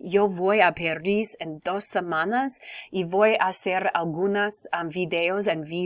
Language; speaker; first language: Spanish; non-native, learner; English